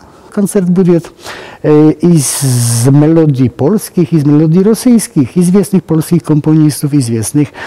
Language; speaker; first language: Russian; non-native, fluent; Polish